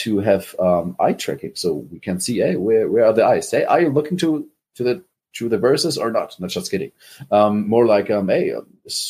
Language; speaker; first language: English; non-native, fluent; German